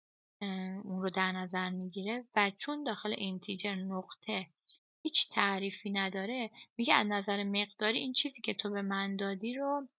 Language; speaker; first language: Persian; native; Persian